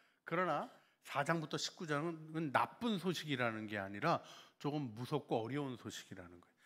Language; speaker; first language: Korean; native; Korean